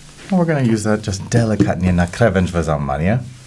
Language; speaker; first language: English; native; English